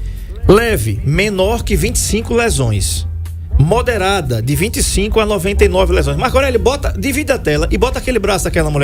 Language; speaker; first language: Portuguese; native; Portuguese